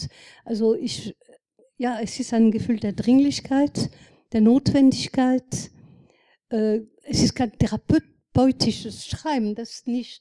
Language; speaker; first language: German; non-native, fluent; French